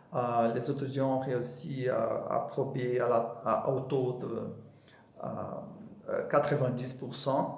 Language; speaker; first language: French; non-native, fluent; Portuguese